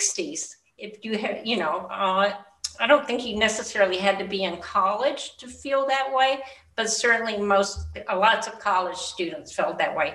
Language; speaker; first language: English; native; English